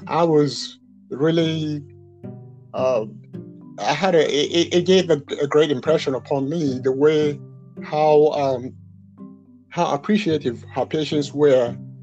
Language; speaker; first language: English; non-native, local second language; Yoruba